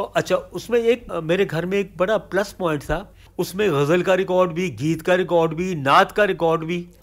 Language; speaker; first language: Hindi; native; Hindi